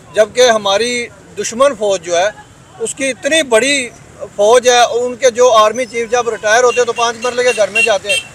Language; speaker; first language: Urdu; non-native, local second language; Punjabi